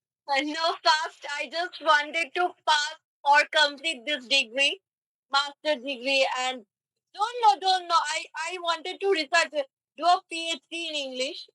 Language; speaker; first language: English; non-native, learner; Bangla